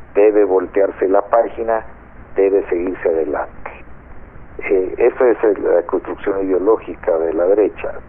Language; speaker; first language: Spanish; native; Spanish